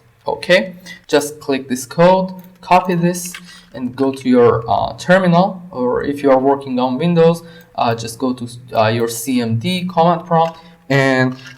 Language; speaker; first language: English; non-native, fluent; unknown